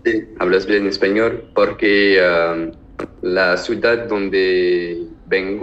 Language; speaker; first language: Spanish; non-native, learner; French